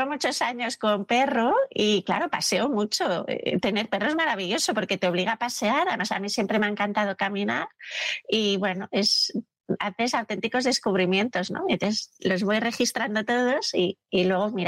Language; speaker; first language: Spanish; native; Spanish